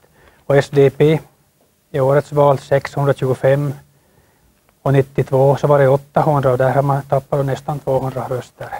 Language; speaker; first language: Swedish; native; Swedish